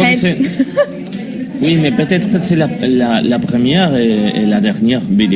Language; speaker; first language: French; non-native, learner; Spanish